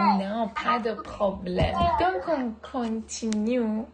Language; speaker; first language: French; non-native, fluent; Persian